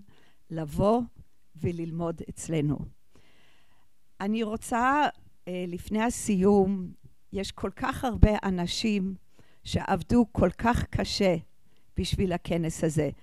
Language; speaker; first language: Hebrew; non-native, fluent; English